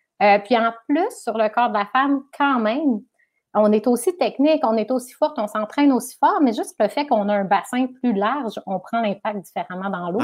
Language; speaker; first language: French; native; French